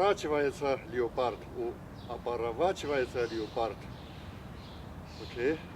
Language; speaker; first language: Russian; non-native, learner; Chinese